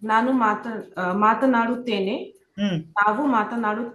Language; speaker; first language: Kannada; non-native, learner; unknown